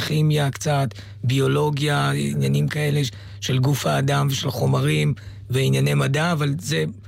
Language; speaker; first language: Hebrew; native; Hebrew